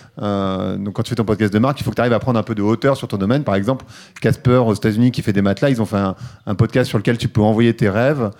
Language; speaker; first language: French; native; French